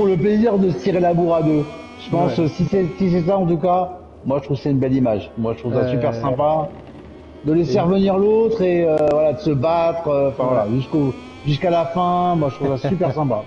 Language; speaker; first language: French; native; French